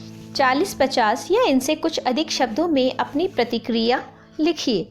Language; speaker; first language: Hindi; native; Hindi